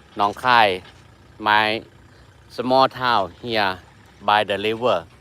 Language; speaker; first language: English; non-native, learner; Thai